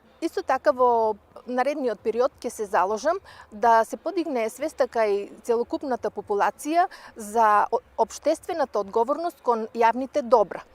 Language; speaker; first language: Macedonian; native; Macedonian